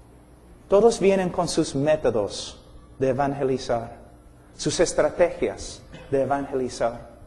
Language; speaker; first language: Spanish; non-native, fluent; English